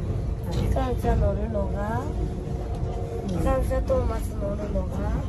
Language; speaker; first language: Japanese; native; Japanese